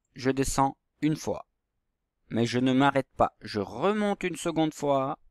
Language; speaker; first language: French; native; French